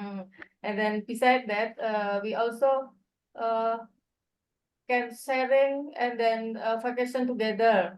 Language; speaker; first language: English; non-native, learner; Indonesian